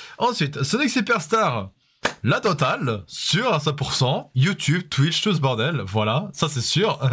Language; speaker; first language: French; native; French